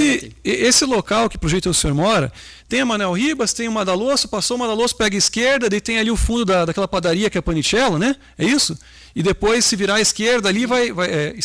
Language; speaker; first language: Portuguese; native; Portuguese